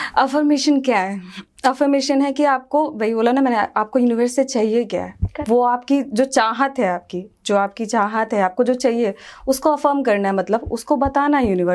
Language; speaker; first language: Hindi; native; Hindi